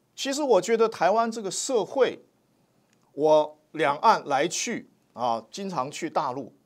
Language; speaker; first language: Chinese; native; Chinese